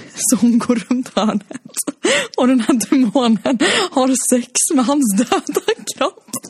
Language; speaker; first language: Swedish; native; Swedish